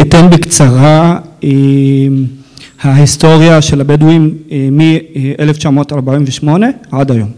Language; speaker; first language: Hebrew; non-native, local second language; Arabic